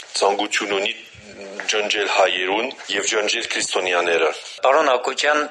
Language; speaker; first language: Armenian; early bilingual, heritage; Armenian